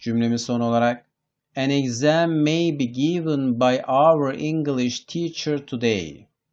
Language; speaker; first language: English; non-native, fluent; Turkish